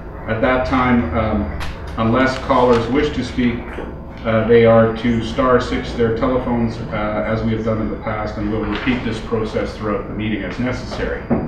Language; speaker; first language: English; native; English